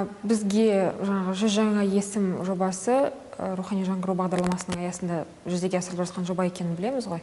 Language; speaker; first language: Kazakh; native; Kazakh